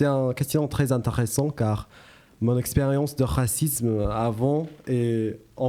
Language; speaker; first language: French; non-native, learner; English